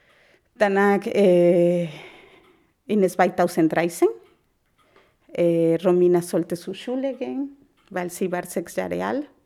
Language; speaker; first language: German; non-native, learner; Spanish